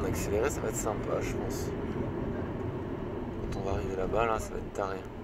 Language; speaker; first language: French; native; French